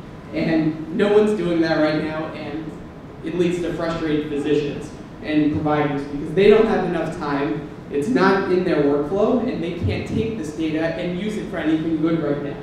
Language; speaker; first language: English; native; English